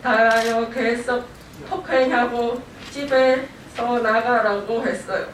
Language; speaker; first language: Korean; non-native, learner; Khmer